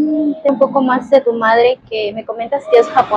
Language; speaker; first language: Spanish; native; Spanish